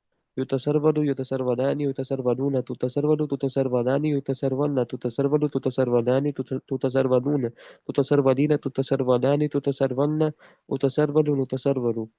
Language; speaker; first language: Arabic; non-native, learner; Urdu